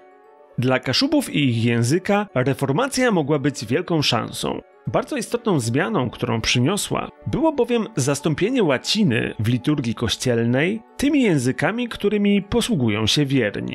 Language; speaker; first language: Polish; native; Polish